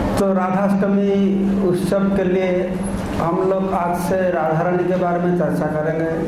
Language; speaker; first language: Hindi; non-native, local second language; Odia